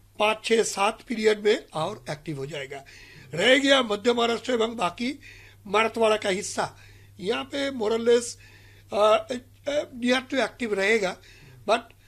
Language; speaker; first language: Hindi; non-native, local second language; Marathi